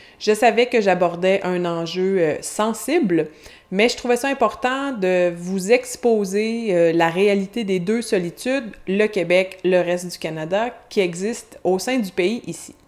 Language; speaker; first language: French; native; French